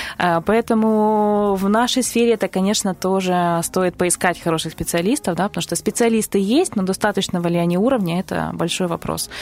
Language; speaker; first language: Russian; native; Russian